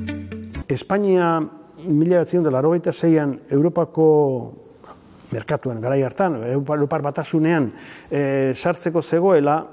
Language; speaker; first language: Basque; native; Basque